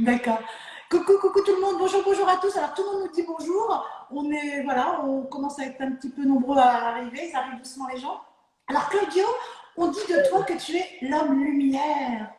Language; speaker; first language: French; native; French